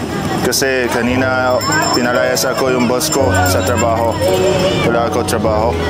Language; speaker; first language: Filipino; non-native, learner; Arabic